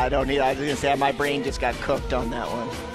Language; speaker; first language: English; native; English